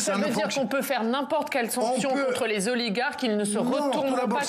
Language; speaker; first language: French; native; French